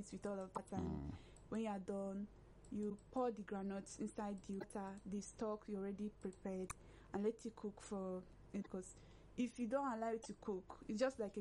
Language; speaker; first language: English; non-native, local second language; Igbo